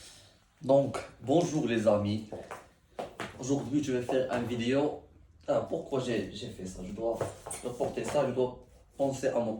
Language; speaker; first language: French; non-native, learner; Arabic